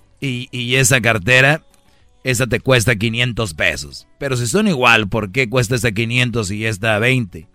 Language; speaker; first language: Spanish; native; Spanish